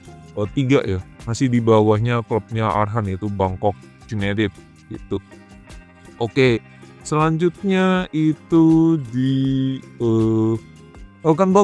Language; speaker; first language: Indonesian; native; Indonesian